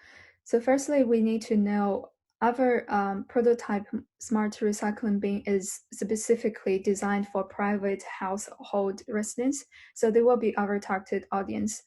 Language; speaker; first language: English; non-native, learner; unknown